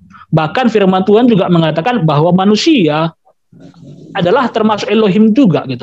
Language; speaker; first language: Indonesian; native; Indonesian